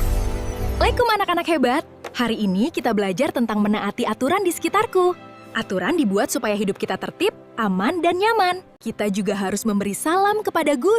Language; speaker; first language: Indonesian; native; Indonesian